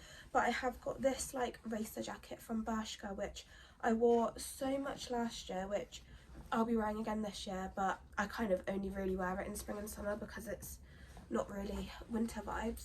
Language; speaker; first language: English; native; English